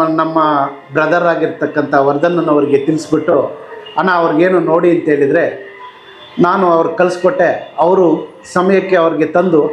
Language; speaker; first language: Kannada; native; Kannada